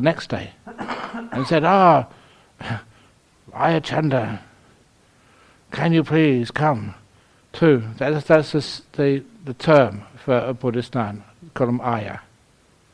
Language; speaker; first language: English; native; English